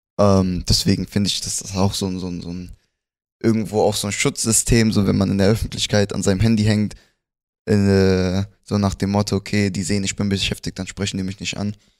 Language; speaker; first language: German; early bilingual, other home language; Spanish